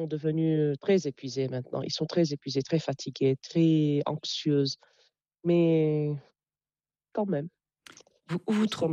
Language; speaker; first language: French; non-native, local second language; Arabic